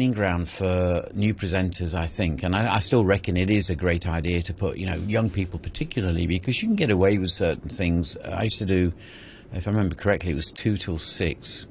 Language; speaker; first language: English; native; English